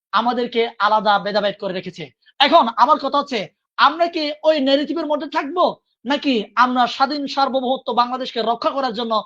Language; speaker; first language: Bangla; non-native, local second language; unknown